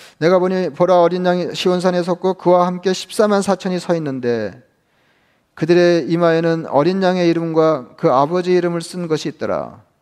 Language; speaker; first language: Korean; native; Korean